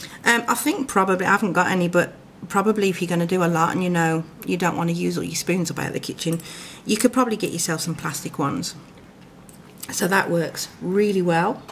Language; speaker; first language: English; native; English